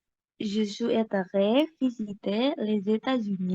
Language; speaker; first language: French; non-native, learner; Indonesian